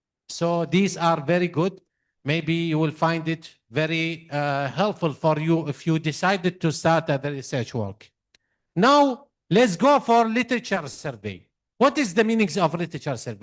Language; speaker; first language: English; non-native, fluent; Arabic